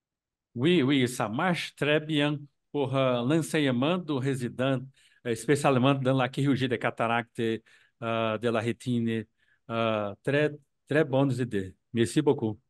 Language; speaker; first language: French; non-native, learner; Portuguese